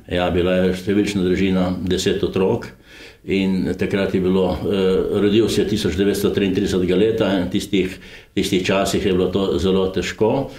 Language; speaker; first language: Slovenian; native; Slovenian